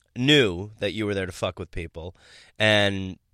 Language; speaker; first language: English; native; English